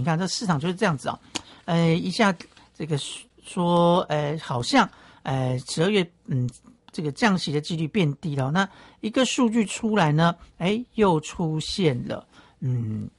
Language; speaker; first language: Chinese; native; Chinese